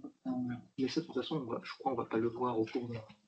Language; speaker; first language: French; native; French